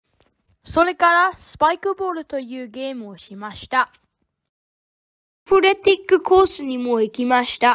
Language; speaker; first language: Japanese; non-native, fluent; English